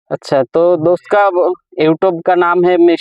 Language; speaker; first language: Hindi; non-native, learner; Bangla